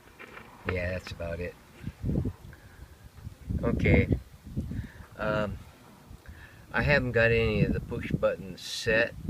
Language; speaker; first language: English; native; English